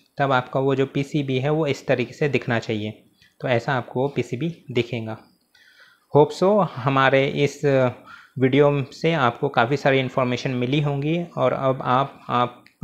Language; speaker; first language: Hindi; native; Hindi